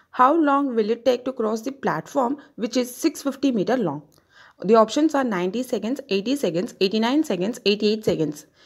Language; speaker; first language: English; non-native, local second language; Tamil